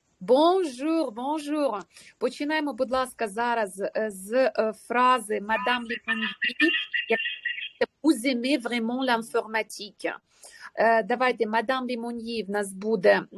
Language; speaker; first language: French; non-native, fluent; Ukrainian